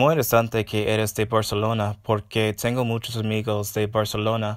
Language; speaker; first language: Spanish; non-native, learner; English